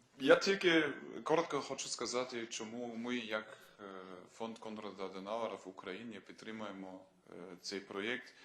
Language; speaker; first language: Ukrainian; non-native, fluent; German